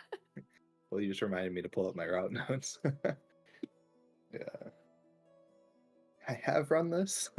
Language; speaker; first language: English; native; English